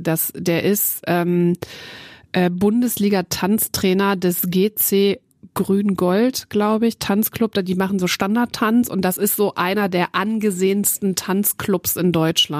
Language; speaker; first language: German; native; German